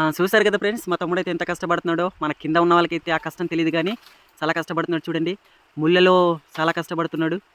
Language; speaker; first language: Telugu; non-native, local second language; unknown